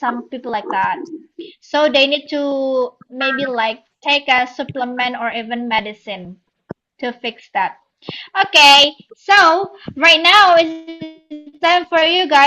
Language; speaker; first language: English; non-native, learner; Indonesian